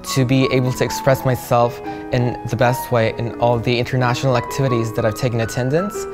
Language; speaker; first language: English; non-native, fluent; Turkish